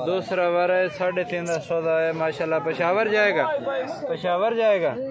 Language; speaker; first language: Urdu; non-native, local second language; Punjabi